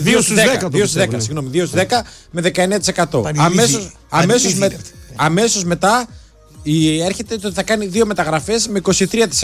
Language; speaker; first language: Greek; native; Greek